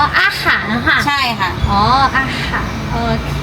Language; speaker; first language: Thai; non-native, learner; Chinese